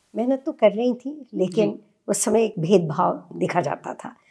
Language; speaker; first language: Hindi; native; Hindi